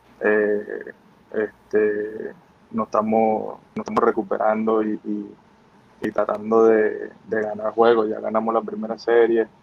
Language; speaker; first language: Spanish; native; Spanish